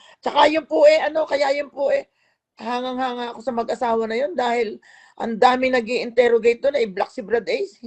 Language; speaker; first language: Filipino; native; Filipino